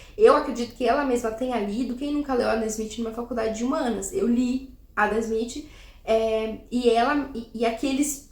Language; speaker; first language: Portuguese; native; Portuguese